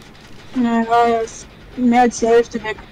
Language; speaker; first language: German; native; German